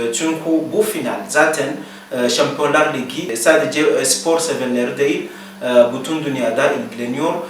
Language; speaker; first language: Turkish; non-native, learner; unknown